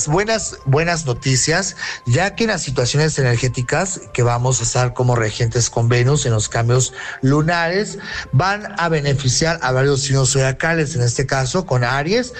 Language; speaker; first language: Spanish; native; Spanish